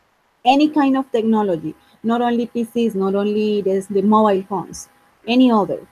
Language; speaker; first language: English; non-native, fluent; Spanish